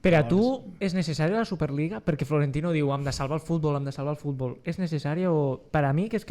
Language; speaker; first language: Catalan; native; Catalan